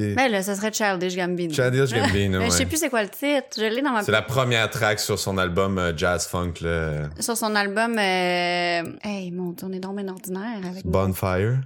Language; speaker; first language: French; native; French